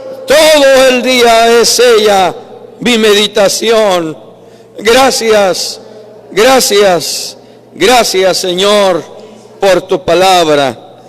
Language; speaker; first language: Spanish; native; Spanish